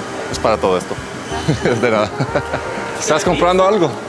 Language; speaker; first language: Spanish; native; Spanish